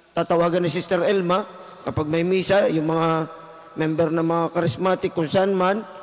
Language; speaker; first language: Filipino; native; Filipino